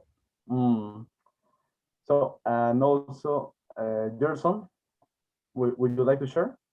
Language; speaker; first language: English; non-native, learner; Spanish